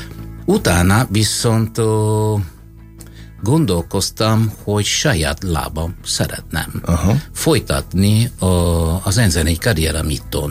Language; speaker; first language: Hungarian; non-native, fluent; Italian